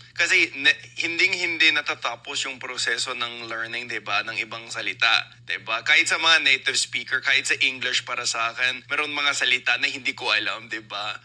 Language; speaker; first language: Filipino; non-native, fluent; English